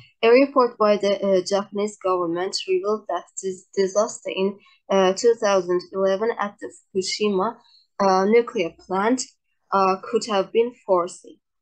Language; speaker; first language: English; non-native, fluent; Azerbaijani